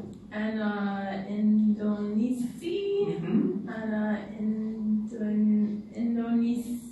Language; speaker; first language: Arabic; non-native, learner; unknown